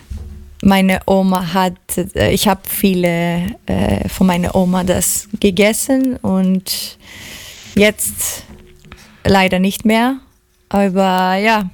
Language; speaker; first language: German; non-native, learner; Greek